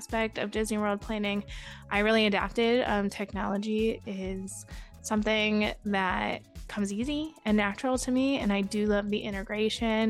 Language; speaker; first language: English; native; English